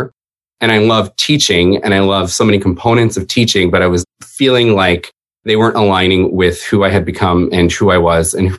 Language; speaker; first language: English; native; English